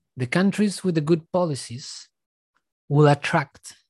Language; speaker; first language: English; non-native, fluent; Spanish